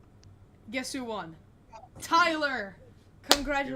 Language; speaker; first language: English; native; English